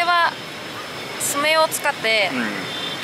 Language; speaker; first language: Japanese; non-native, fluent; Vietnamese